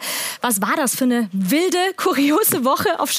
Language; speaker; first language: German; native; German